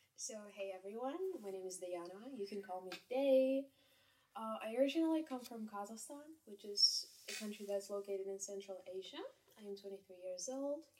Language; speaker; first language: English; non-native, fluent; Kazakh